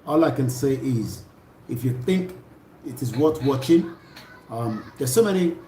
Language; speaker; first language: English; non-native, local second language; Yoruba